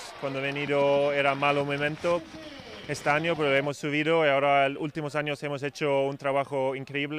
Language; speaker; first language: Spanish; non-native, fluent; Swedish